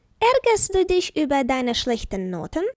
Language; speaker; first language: German; non-native, fluent; Ukrainian